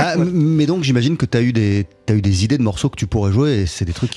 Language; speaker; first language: French; native; French